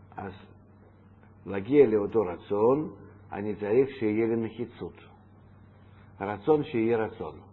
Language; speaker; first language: Hebrew; non-native, fluent; Russian